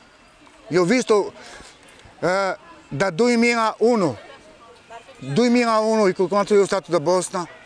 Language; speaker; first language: Italian; non-native, learner; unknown